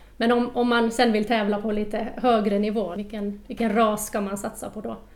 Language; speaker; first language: Swedish; native; Swedish